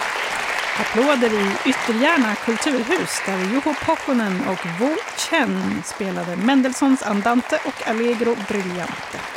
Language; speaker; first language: Swedish; native; Swedish